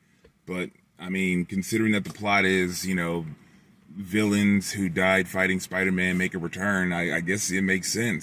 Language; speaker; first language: English; native; English